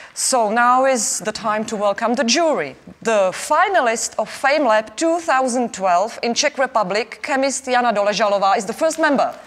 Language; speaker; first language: English; non-native, fluent; Czech